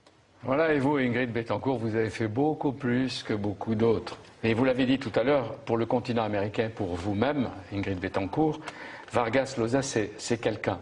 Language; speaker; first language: French; native; French